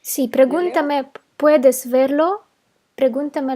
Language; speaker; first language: Spanish; non-native, fluent; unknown